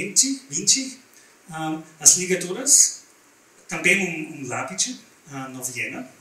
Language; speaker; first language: Portuguese; non-native, learner; German